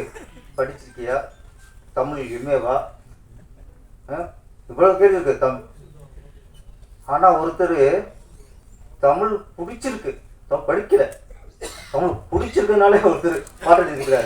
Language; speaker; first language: Tamil; native; Tamil